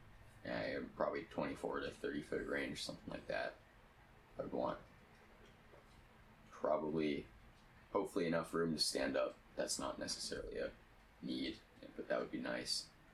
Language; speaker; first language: English; native; English